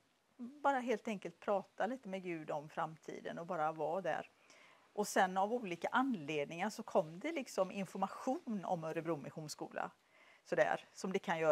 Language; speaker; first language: Swedish; native; Swedish